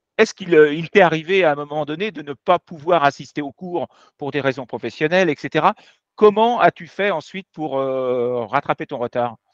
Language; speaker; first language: French; native; French